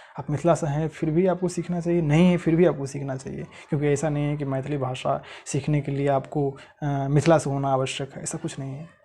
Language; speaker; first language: Hindi; non-native, local second language; Maithili